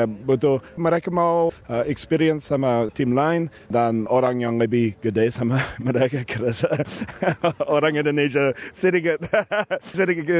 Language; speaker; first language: Indonesian; non-native, fluent; English